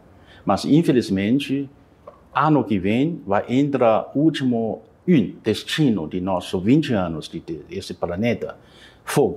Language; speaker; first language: Portuguese; non-native, learner; Chinese